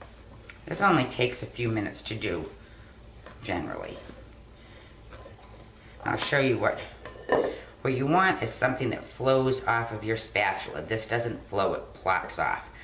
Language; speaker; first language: English; native; English